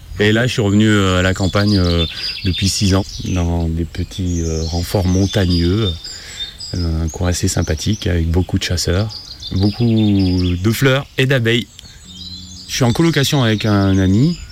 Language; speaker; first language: French; native; French